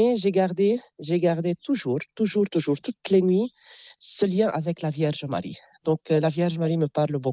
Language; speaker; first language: French; non-native, local second language; Arabic